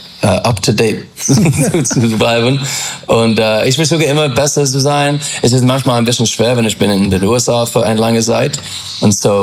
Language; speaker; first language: German; non-native, learner; English